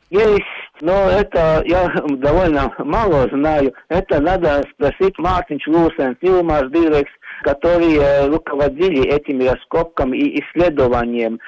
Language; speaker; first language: Russian; non-native, local second language; Latvian